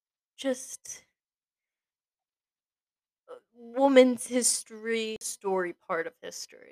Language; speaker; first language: English; native; English